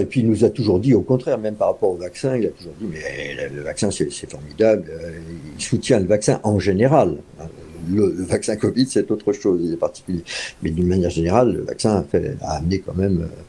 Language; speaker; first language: French; native; French